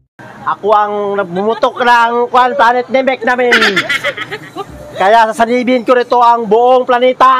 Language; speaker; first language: Filipino; non-native, local second language; Cebuano